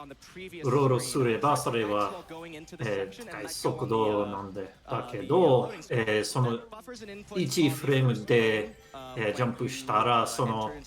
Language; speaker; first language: Japanese; non-native, learner; English